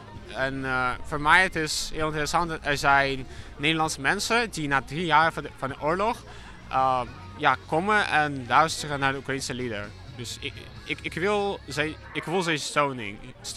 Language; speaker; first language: Dutch; non-native, learner; Ukrainian